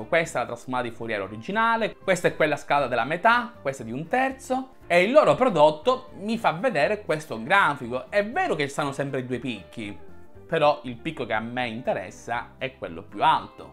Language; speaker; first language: Italian; native; Italian